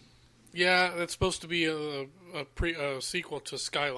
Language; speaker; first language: English; native; English